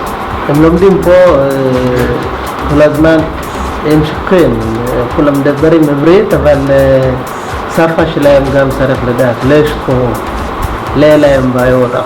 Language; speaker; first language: Hebrew; non-native, learner; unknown